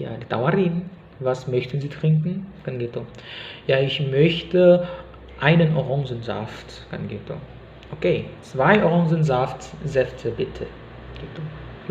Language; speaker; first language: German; non-native, fluent; Indonesian